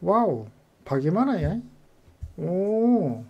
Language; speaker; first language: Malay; non-native, fluent; Korean